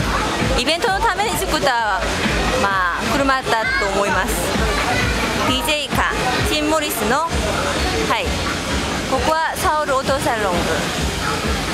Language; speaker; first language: Japanese; non-native, learner; Korean